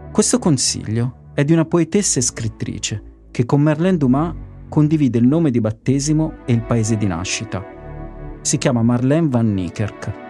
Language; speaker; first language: Italian; native; Italian